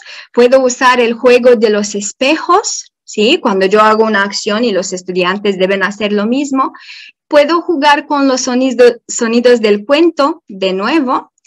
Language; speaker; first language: Spanish; non-native, fluent; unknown